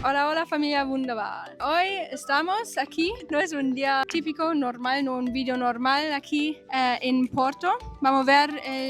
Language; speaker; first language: Spanish; non-native, fluent; German